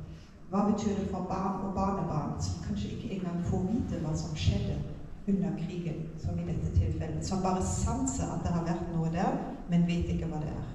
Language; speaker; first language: Norwegian; non-native, fluent; German